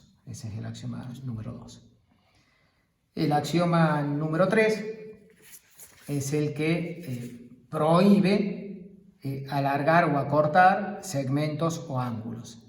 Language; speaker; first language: Spanish; native; Spanish